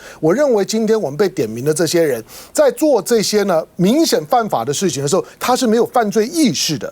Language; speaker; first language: Chinese; native; Chinese